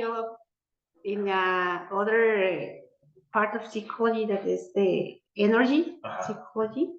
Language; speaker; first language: English; non-native, learner; Spanish